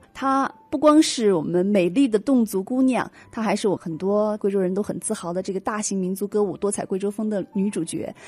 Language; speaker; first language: Chinese; native; Chinese